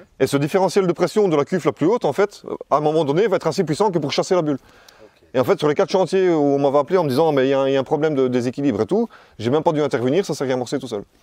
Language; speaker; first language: French; native; French